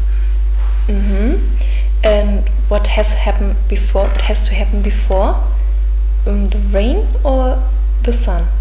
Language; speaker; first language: English; non-native, fluent; German